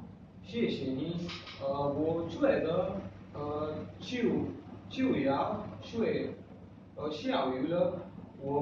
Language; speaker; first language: Chinese; non-native, learner; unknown